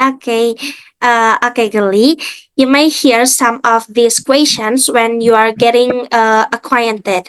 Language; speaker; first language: English; non-native, fluent; Indonesian